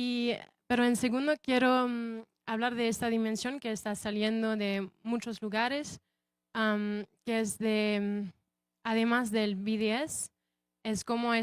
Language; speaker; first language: Spanish; non-native, fluent; English